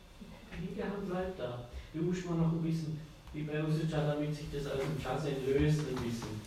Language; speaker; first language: German; native; German